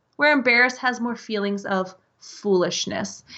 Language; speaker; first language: English; native; English